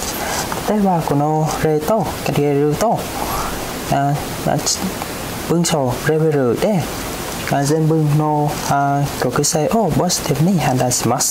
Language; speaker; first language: Japanese; non-native, fluent; Vietnamese